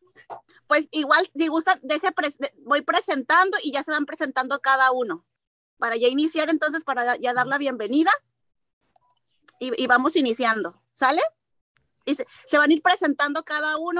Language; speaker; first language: Spanish; native; Spanish